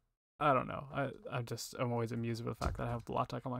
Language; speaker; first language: English; native; English